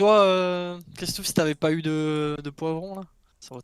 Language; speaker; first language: French; native; French